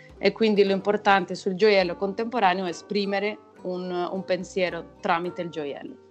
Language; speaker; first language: Italian; non-native, fluent; Spanish